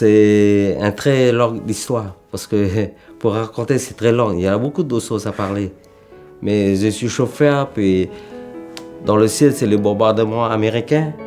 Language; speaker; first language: French; early bilingual, other home language; Vietnamese